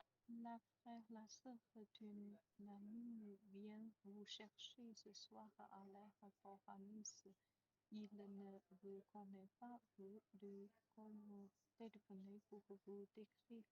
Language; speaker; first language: French; non-native, learner; Chinese